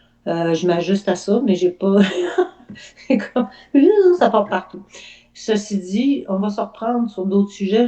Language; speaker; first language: French; native; French